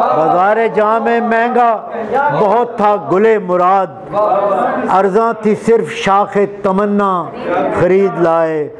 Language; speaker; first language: Urdu; non-native, local second language; Pahari-Potwari